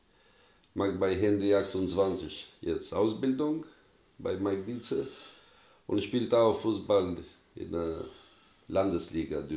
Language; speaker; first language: German; non-native, learner; Albanian